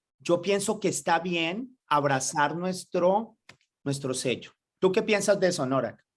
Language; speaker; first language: Spanish; native; Spanish